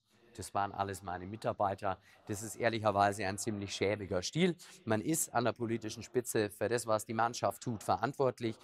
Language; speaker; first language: German; native; German